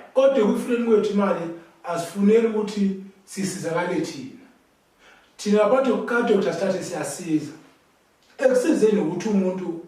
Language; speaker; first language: Zulu; native; Zulu